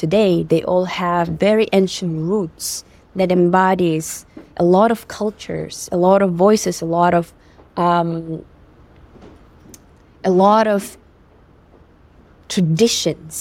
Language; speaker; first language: English; non-native, fluent; Yakut